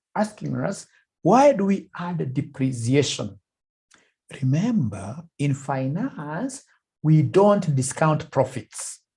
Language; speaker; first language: English; non-native, local second language; Swahili